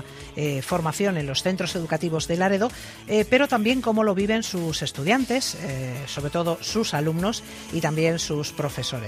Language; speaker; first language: Spanish; native; Spanish